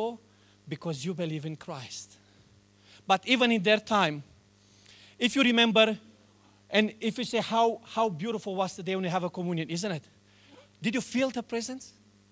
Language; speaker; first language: English; non-native, learner; Romanian